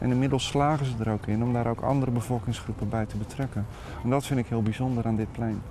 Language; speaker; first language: Dutch; native; Dutch